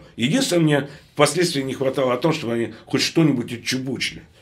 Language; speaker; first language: Russian; native; Russian